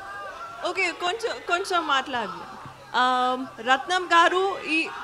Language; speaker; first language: Telugu; non-native, learner; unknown